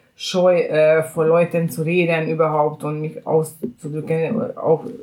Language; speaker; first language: German; non-native, fluent; Hungarian